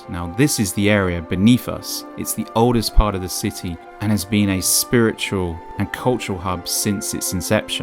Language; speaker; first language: English; native; English